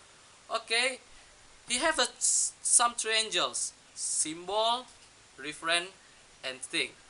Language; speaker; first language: English; non-native, learner; Indonesian